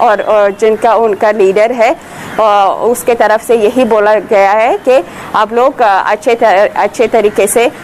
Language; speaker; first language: Hindi; non-native, fluent; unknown